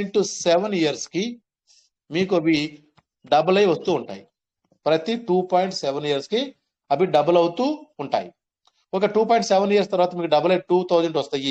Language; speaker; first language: Telugu; native; Telugu